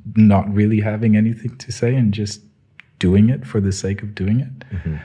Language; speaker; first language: English; non-native, local second language; Tswana